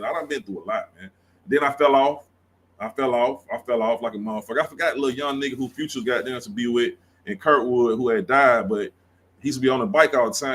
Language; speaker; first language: English; native; English